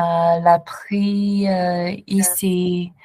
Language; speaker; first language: French; non-native, learner; Vietnamese